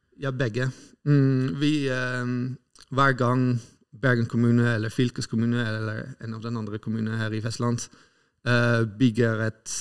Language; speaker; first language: Norwegian; non-native, fluent; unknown